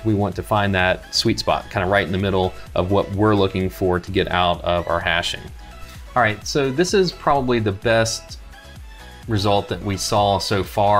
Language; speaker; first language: English; native; English